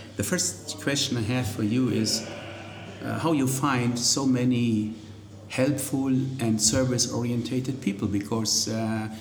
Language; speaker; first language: English; non-native, fluent; German